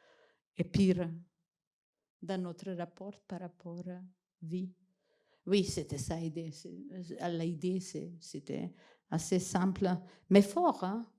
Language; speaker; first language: French; non-native, fluent; Macedonian